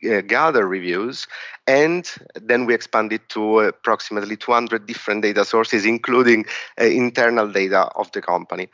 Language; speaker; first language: English; non-native, fluent; Italian